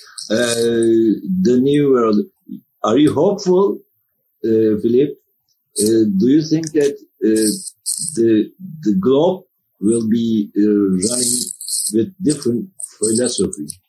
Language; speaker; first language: English; non-native, fluent; Turkish